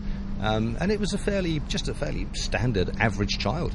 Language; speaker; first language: English; native; English